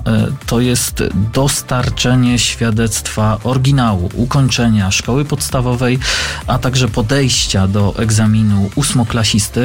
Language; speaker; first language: Polish; native; Polish